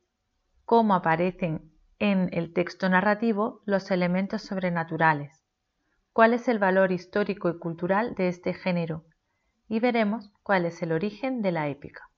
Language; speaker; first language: Spanish; native; Spanish